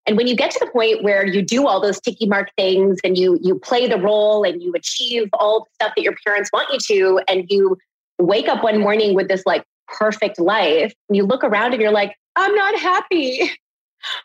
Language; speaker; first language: English; native; English